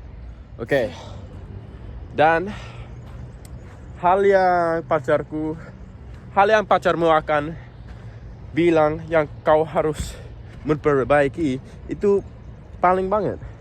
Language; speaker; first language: Indonesian; non-native, local second language; English